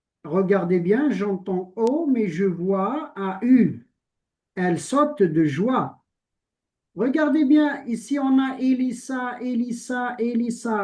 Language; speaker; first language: French; non-native, local second language; Arabic